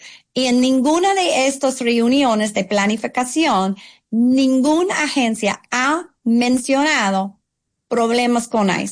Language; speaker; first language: Spanish; non-native, fluent; English